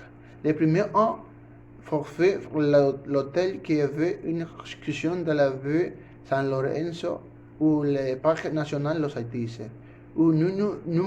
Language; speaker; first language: French; non-native, learner; Spanish